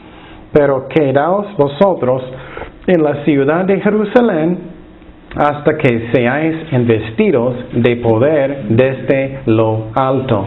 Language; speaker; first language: Spanish; non-native, fluent; English